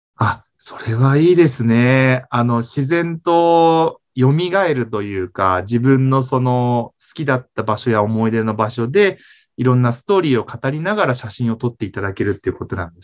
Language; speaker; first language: Japanese; native; Japanese